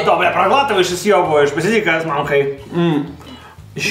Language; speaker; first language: Russian; native; Russian